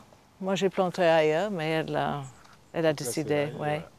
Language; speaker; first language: French; non-native, fluent; English